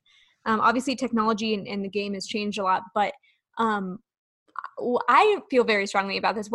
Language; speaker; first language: English; native; English